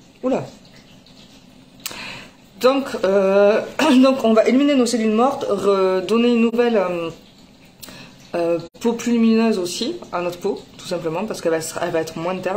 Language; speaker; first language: French; native; French